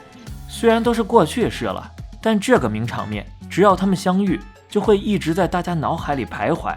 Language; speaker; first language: Chinese; native; Chinese